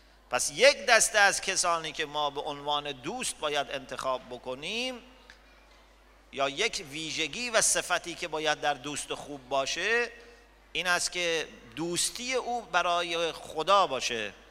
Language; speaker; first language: Persian; native; Persian